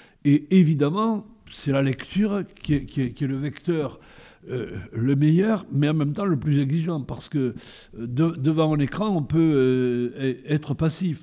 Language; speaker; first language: French; native; French